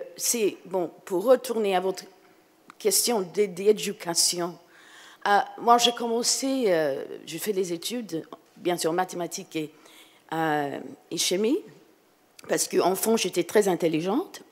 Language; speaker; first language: French; non-native, fluent; English